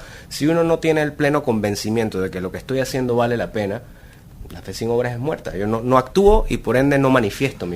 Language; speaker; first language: Spanish; native; Spanish